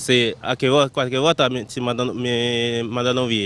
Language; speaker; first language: Italian; non-native, learner; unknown